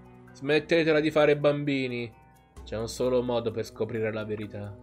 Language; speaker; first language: Italian; native; Italian